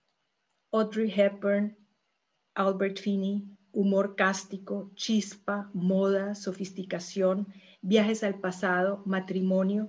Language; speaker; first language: Spanish; native; Spanish